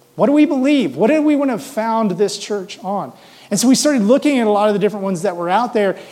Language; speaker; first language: English; native; English